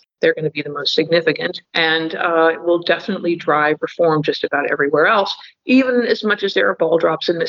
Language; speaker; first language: English; native; English